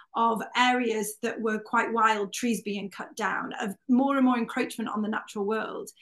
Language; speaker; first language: English; native; English